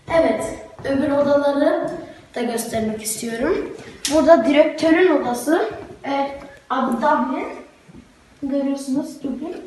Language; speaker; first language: Turkish; early bilingual, heritage; Turkish